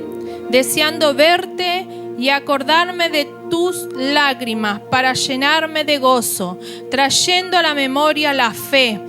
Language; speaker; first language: Spanish; native; Spanish